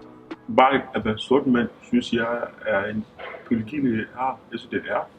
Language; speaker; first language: Danish; early bilingual, other home language; Lingala